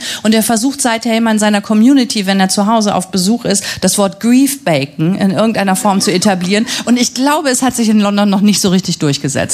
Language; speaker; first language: German; native; German